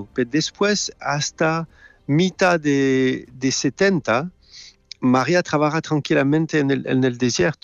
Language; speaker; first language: Spanish; non-native, learner; French